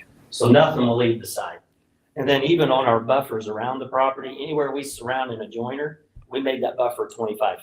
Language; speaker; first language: English; native; English